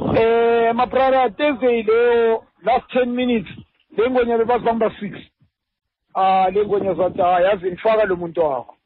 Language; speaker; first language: Zulu; native; Zulu